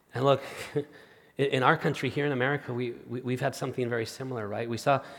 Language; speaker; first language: English; non-native, fluent; Spanish